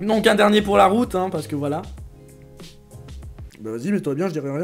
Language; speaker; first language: French; native; French